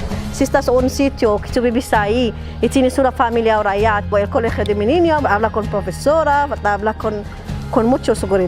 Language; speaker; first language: Spanish; non-native, learner; Arabic